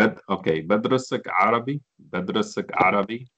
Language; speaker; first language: Arabic; non-native, learner; English